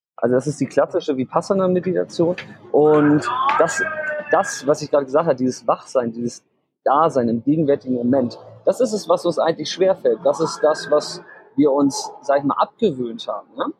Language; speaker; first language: German; native; German